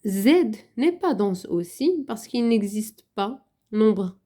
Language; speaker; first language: French; non-native, local second language; Arabic